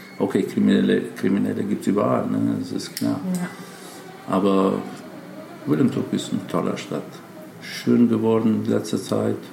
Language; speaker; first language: German; non-native, fluent; Albanian